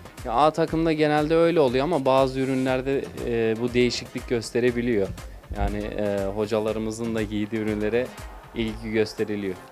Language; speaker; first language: Turkish; native; Turkish